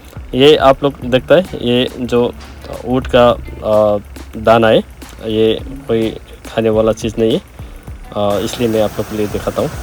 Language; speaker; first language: Hindi; non-native, learner; Nepali